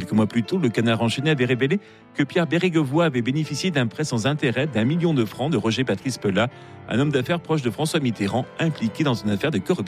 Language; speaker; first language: French; native; French